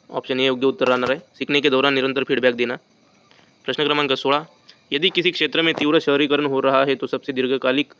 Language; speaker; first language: Hindi; non-native, local second language; Marathi